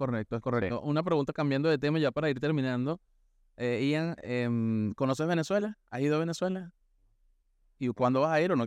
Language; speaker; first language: Spanish; native; Spanish